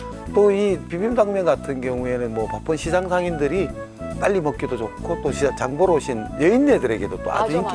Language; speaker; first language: Korean; native; Korean